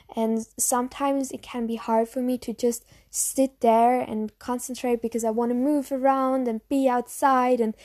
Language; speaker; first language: English; non-native, fluent; German